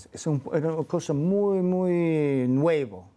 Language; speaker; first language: Spanish; non-native, fluent; English